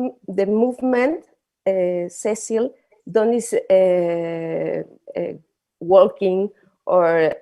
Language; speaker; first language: English; non-native, learner; Spanish